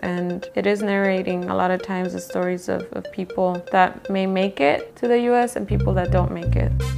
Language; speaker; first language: English; early bilingual, other home language; Spanish